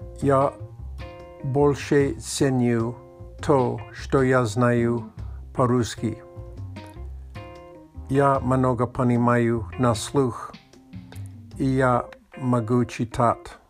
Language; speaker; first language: Russian; non-native, learner; Latvian